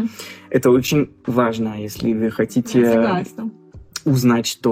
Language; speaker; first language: Russian; non-native, fluent; French